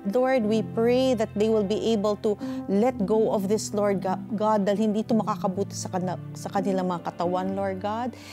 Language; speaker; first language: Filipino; native; Filipino